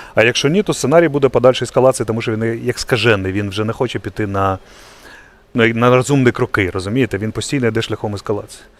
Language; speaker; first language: Ukrainian; non-native, local second language; Russian